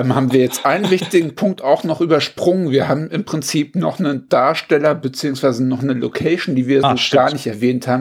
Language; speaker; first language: German; native; German